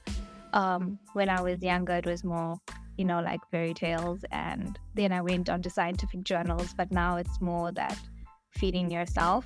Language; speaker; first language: English; native; English